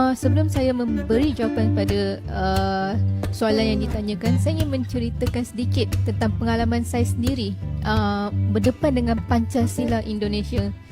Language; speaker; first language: Malay; native; Malay